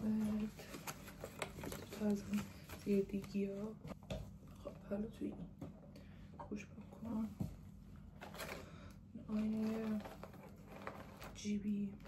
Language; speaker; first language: Persian; native; Persian